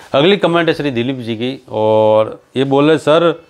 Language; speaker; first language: Hindi; native; Hindi